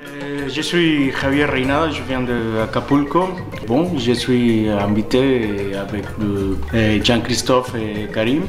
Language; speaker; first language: French; non-native, learner; Spanish